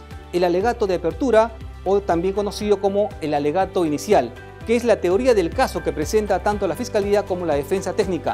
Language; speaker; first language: Spanish; native; Spanish